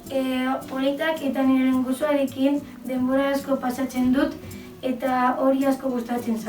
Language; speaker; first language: Basque; non-native, local second language; Spanish